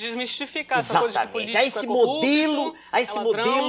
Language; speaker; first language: Portuguese; native; Portuguese